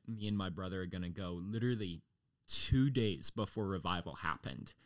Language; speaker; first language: English; native; English